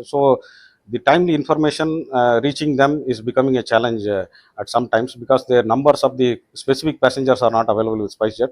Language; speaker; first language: English; non-native, local second language; Tamil